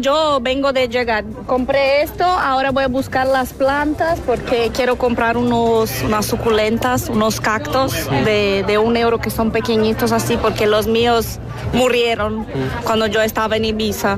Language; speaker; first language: Spanish; non-native, fluent; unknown